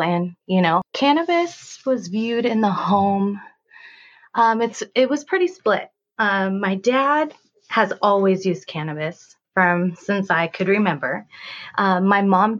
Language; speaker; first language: English; native; English